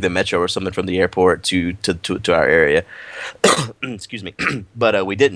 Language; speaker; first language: English; native; English